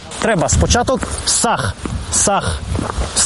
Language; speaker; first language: Ukrainian; non-native, fluent; Greek